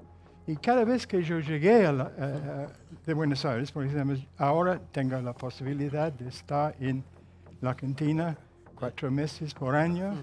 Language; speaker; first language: Spanish; non-native, fluent; English